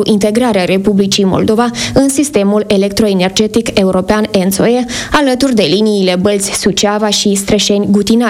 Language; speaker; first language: Romanian; native; Romanian